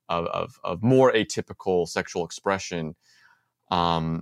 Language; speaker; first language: English; native; English